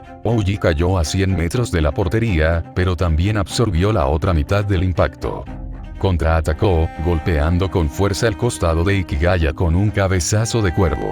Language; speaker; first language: Spanish; native; Spanish